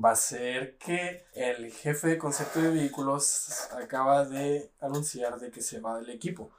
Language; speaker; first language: Spanish; native; Spanish